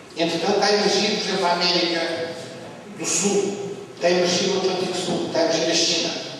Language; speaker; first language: Portuguese; native; Portuguese